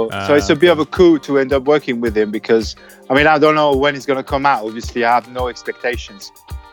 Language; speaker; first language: English; non-native, fluent; French